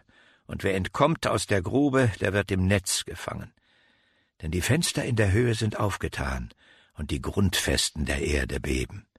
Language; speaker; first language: German; native; German